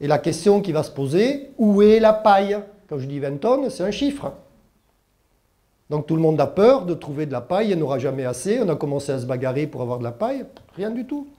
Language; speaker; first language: French; early bilingual, other home language; German